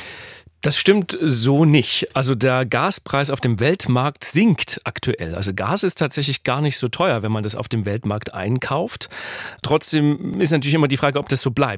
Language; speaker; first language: German; native; German